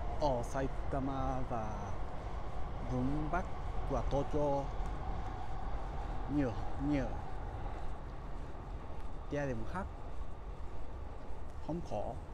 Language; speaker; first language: Vietnamese; non-native, learner; Japanese